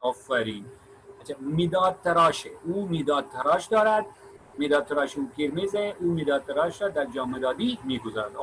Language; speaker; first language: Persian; non-native, fluent; Urdu